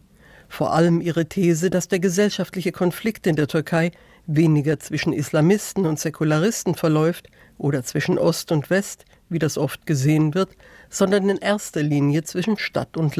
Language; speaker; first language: German; native; German